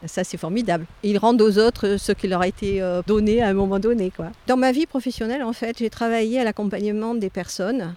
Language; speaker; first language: French; native; French